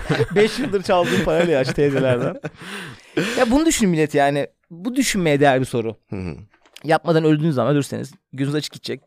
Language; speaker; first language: Turkish; native; Turkish